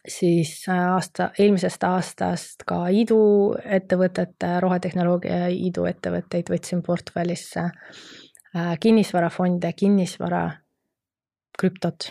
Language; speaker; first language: Estonian; non-native, local second language; Russian